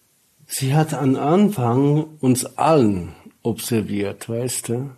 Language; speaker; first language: German; non-native, learner; Polish